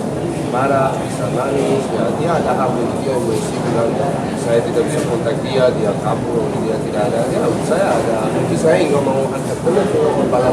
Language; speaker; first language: Indonesian; non-native, learner; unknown